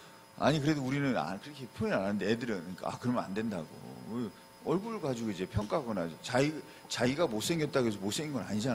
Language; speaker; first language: Korean; native; Korean